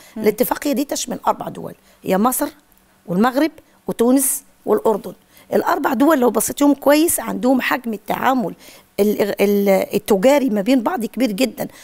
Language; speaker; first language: Arabic; native; Arabic